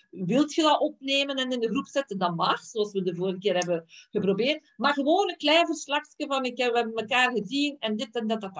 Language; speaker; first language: Dutch; native; Dutch